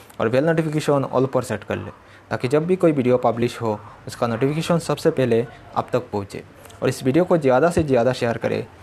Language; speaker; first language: Hindi; native; Hindi